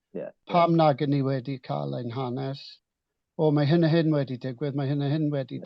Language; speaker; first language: Welsh; non-native, local second language; English